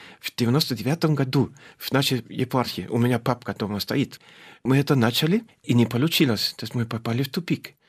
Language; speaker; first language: Russian; non-native, fluent; German